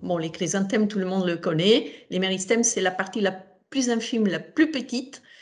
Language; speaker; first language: French; non-native, fluent; Italian